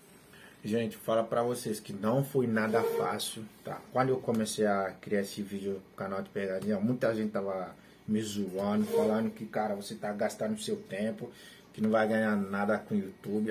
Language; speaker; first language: Portuguese; non-native, learner; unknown